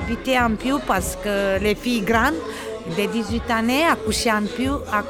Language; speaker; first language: French; non-native, learner; Romanian